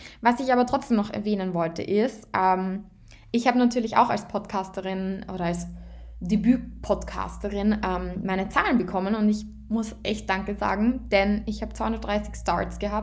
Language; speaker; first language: German; native; German